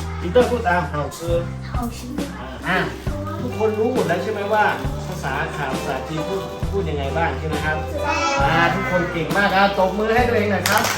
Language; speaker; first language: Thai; non-native, local second language; Akha